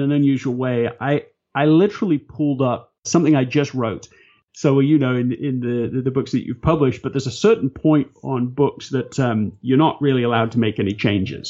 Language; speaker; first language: English; native; English